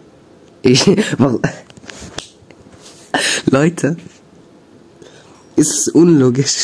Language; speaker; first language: German; early bilingual, other home language; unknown